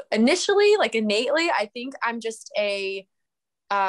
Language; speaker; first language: English; native; English